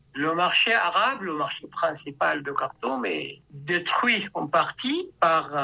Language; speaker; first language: French; non-native, fluent; Arabic